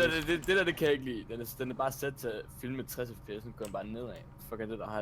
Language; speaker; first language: Danish; native; Danish